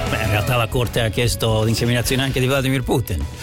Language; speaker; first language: Italian; non-native, fluent; English